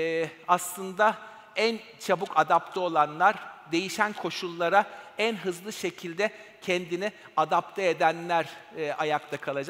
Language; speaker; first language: Turkish; native; Turkish